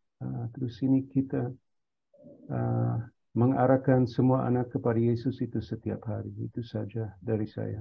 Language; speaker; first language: Indonesian; non-native, fluent; English